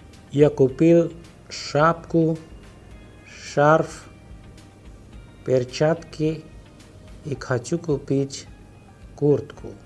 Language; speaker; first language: Russian; non-native, fluent; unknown